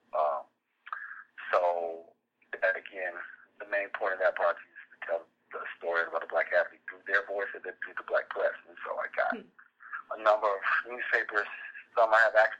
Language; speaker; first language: English; native; English